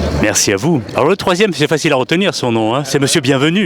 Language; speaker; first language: French; native; French